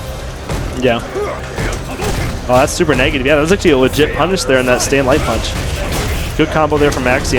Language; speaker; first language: English; native; English